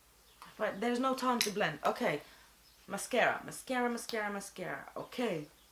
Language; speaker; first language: English; non-native, fluent; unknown